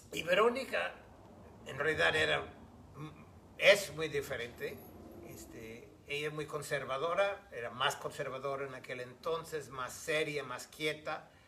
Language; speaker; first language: Spanish; non-native, fluent; English